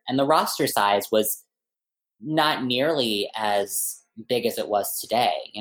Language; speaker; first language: English; native; English